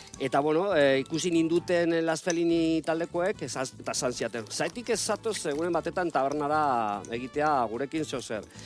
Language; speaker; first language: Basque; non-native, local second language; Spanish